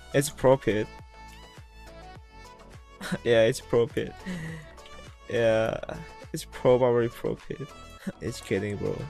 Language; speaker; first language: English; non-native, learner; Korean